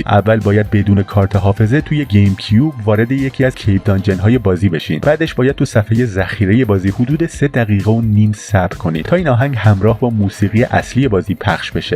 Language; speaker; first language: Persian; native; Persian